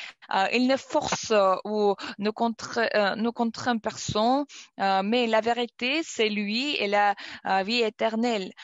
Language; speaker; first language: French; non-native, learner; Russian